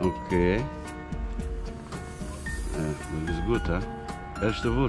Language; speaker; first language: German; non-native, learner; Russian